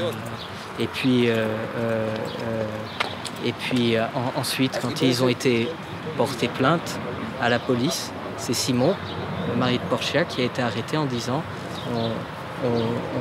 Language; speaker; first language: French; native; French